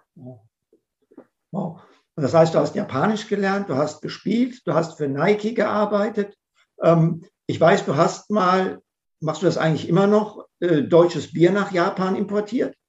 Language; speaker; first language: German; native; German